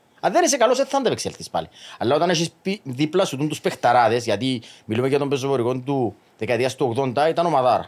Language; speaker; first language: Greek; native; Greek